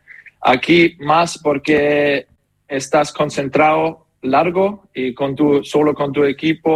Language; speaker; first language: Spanish; non-native, learner; German